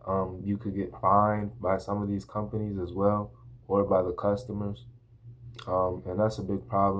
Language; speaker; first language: English; native; English